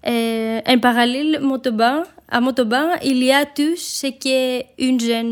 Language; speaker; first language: French; non-native, fluent; Greek